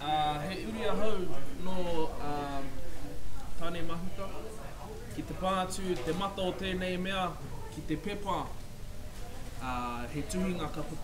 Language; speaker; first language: Māori; non-native, learner; English